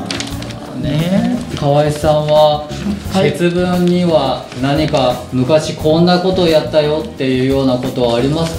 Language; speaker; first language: Japanese; native; Japanese